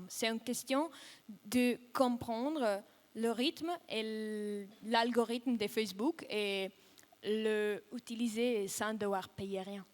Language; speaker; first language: French; non-native, fluent; Russian